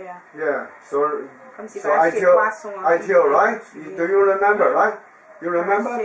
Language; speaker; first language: English; non-native, learner; Chinese